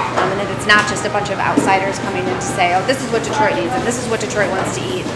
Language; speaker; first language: English; native; English